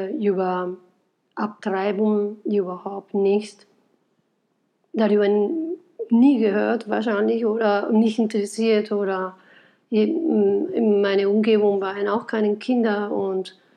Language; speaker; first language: German; non-native, fluent; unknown